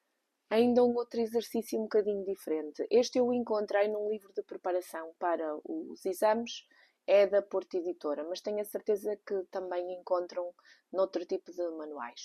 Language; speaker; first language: Portuguese; native; Portuguese